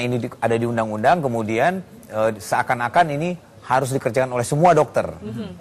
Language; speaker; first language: Indonesian; native; Indonesian